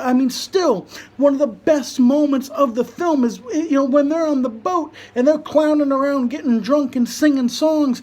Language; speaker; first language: English; native; English